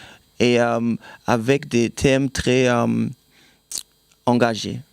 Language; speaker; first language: French; non-native, fluent; German